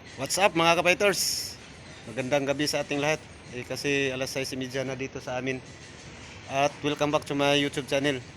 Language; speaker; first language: Filipino; non-native, local second language; Cebuano